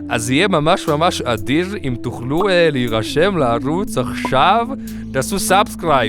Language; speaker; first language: Hebrew; native; Hebrew